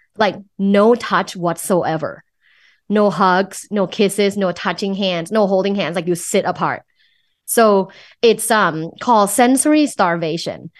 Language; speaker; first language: English; non-native, fluent; Thai